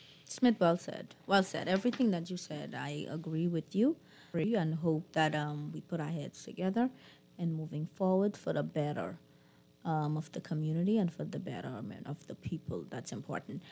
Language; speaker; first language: English; non-native, fluent; Haitian Creole